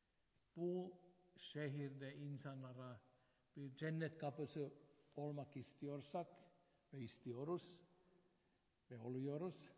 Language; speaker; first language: Turkish; non-native, fluent; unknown